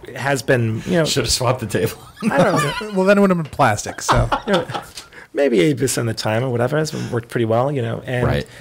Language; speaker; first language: English; native; English